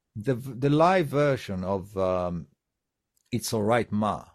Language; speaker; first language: English; non-native, fluent; Italian